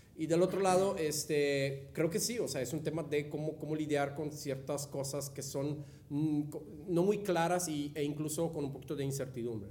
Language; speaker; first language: Spanish; non-native, fluent; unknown